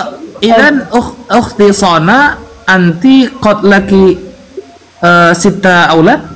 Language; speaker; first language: Arabic; non-native, learner; Indonesian